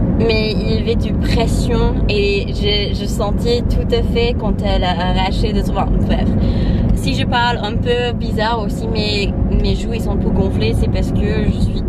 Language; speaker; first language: French; non-native, fluent; English